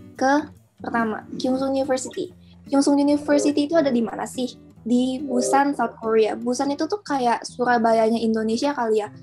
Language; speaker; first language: Indonesian; native; Indonesian